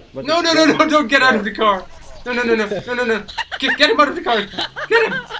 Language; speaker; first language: English; non-native, fluent; Dutch